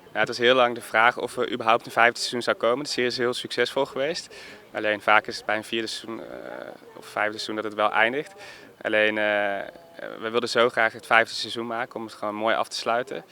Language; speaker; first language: Dutch; native; Dutch